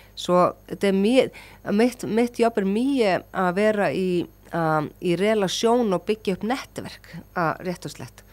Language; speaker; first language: Norwegian; non-native, fluent; Icelandic